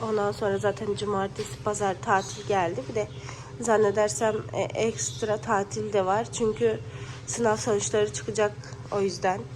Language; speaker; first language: Turkish; non-native, fluent; Urdu